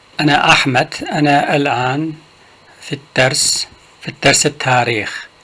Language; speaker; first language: Arabic; non-native, fluent; Turkish